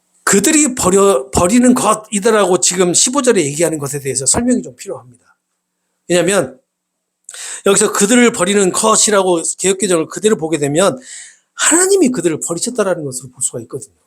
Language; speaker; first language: Korean; native; Korean